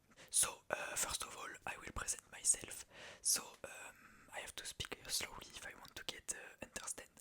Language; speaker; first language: English; non-native, learner; French